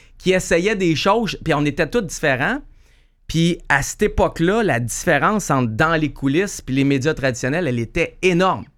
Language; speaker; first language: French; native; French